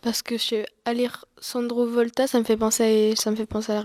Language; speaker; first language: French; native; French